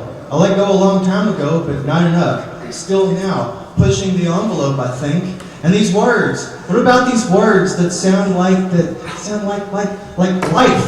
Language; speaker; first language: English; native; English